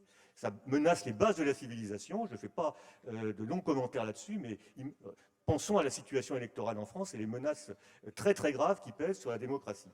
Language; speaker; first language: French; native; French